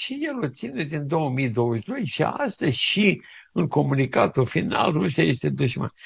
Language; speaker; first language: Romanian; native; Romanian